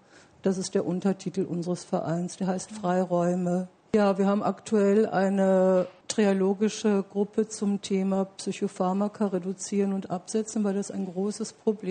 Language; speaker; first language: German; native; German